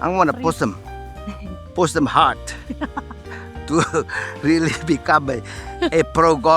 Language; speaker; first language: English; non-native, fluent; Indonesian